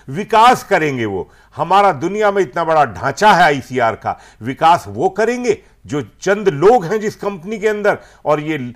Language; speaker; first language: Hindi; native; Hindi